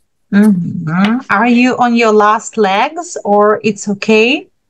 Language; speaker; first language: English; non-native, fluent; Ukrainian